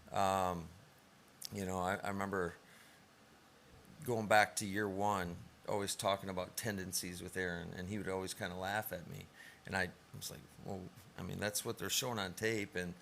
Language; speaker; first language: English; native; English